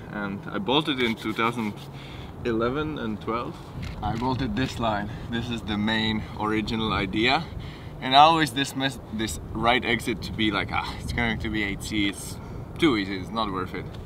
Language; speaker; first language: English; non-native, fluent; Czech